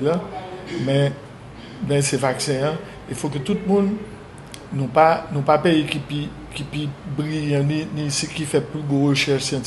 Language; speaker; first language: French; non-native, local second language; Haitian Creole